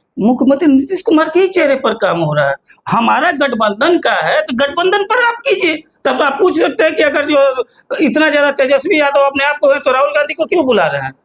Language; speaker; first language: Hindi; native; Hindi